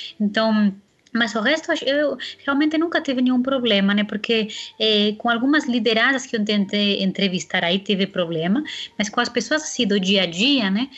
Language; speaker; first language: Portuguese; non-native, fluent; Spanish